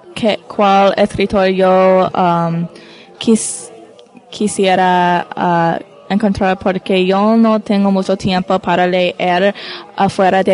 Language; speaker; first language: Spanish; non-native, learner; English